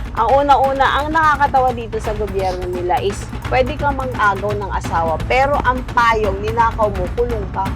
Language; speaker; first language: Filipino; native; Filipino